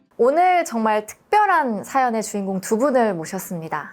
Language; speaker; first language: Korean; native; Korean